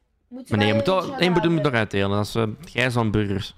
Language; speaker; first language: Dutch; native; Dutch